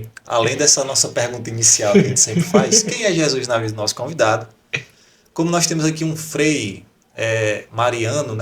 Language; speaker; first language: Portuguese; native; Portuguese